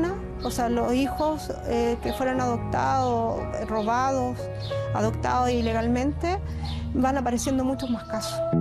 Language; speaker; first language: Spanish; native; Spanish